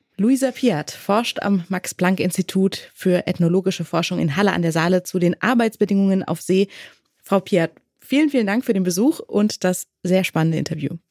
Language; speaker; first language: German; native; German